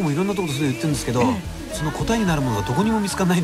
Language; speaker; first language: Japanese; native; Japanese